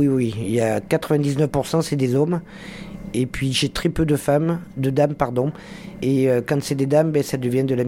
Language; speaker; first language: French; native; French